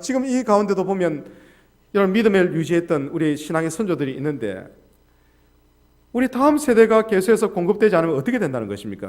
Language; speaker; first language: Korean; native; Korean